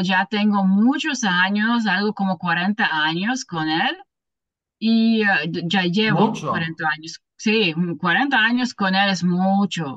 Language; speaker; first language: Spanish; non-native, learner; English